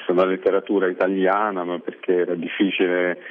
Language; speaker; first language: Italian; early bilingual, other home language; Arabic